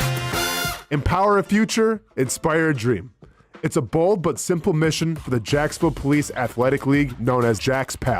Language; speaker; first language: English; native; English